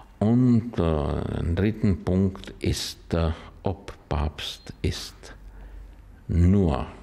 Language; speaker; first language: German; non-native, learner; Czech